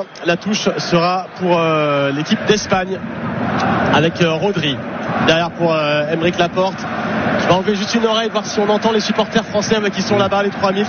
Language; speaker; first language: French; native; French